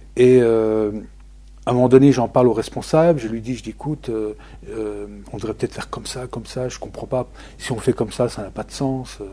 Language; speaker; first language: French; native; French